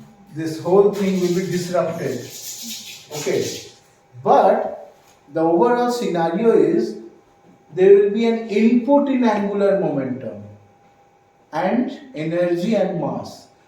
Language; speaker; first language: English; non-native, local second language; Bangla